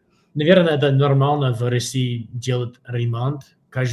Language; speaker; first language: Russian; non-native, fluent; English